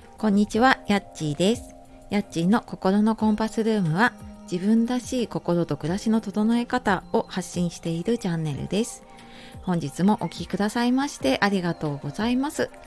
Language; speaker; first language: Japanese; native; Japanese